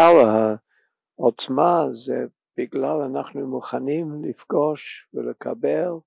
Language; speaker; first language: Hebrew; non-native, fluent; English